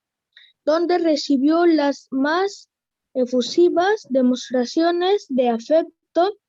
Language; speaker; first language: Spanish; native; Spanish